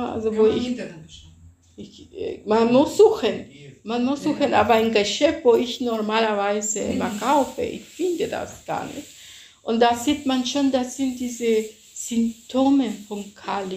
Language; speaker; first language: German; non-native, fluent; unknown